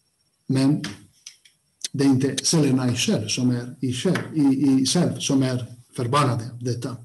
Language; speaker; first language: Swedish; non-native, fluent; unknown